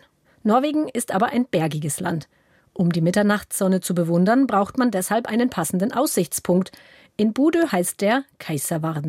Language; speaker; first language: German; native; German